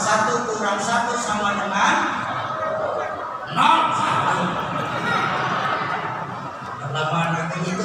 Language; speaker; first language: Indonesian; native; Indonesian